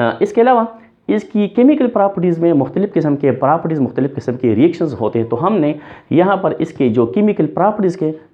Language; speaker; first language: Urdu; non-native, local second language; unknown